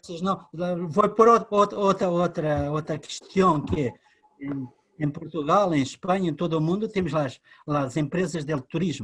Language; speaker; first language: Spanish; non-native, learner; Portuguese